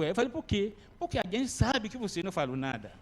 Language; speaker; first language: Portuguese; non-native, learner; Arabic